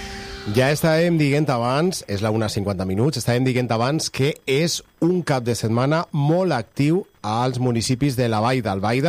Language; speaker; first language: Catalan; native; Catalan